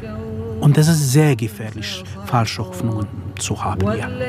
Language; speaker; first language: German; non-native, fluent; Kurdish